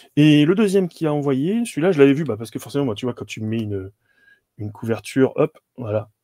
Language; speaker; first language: French; native; French